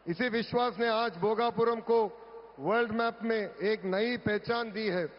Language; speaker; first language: Hindi; non-native, local second language; Telugu